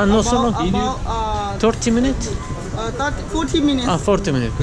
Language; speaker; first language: English; non-native, learner; Turkish